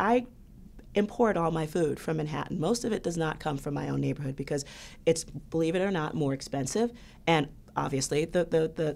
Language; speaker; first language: English; native; English